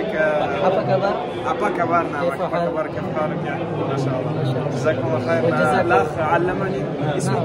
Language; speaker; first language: Arabic; native; Arabic